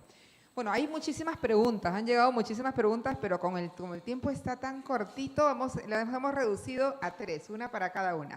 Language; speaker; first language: Spanish; native; Spanish